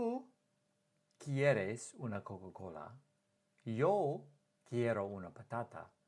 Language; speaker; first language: Spanish; non-native, fluent; English